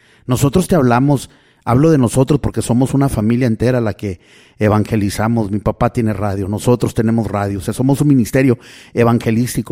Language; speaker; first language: Spanish; early bilingual, heritage; Spanish